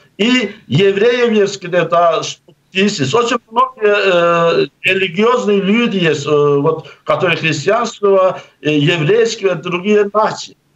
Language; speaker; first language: Russian; non-native, local second language; Azerbaijani